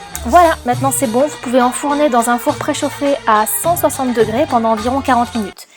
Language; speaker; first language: French; native; French